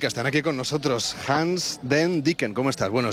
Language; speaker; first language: Spanish; native; Spanish